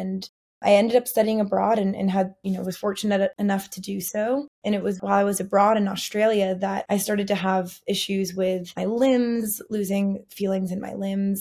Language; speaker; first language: English; native; English